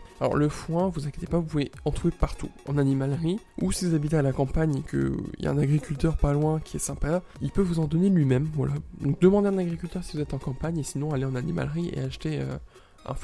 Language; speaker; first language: French; native; French